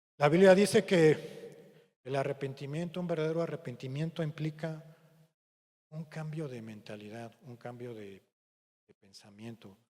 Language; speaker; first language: Spanish; native; Spanish